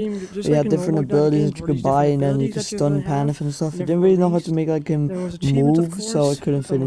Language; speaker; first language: English; non-native, fluent; Dutch